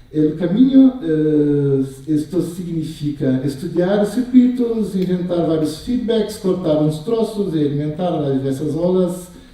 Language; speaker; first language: Portuguese; native; Portuguese